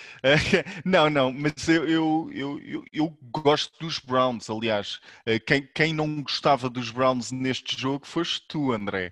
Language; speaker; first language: Portuguese; native; Portuguese